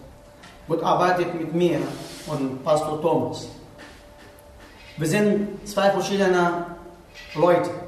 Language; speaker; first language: German; non-native, learner; Arabic